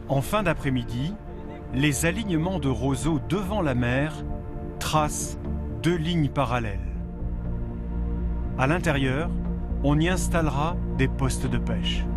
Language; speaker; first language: French; native; French